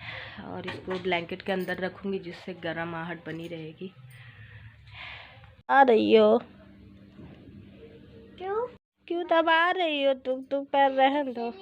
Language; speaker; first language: Hindi; native; Hindi